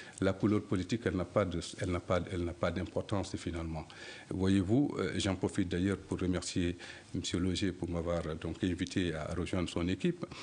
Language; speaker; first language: French; non-native, local second language; Soninke